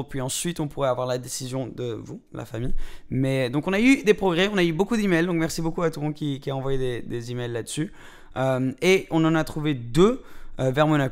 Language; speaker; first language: French; native; French